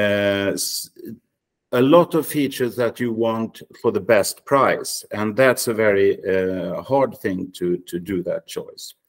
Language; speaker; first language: English; non-native, fluent; Swedish